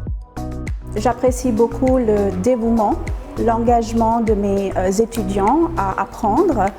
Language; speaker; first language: French; non-native, fluent; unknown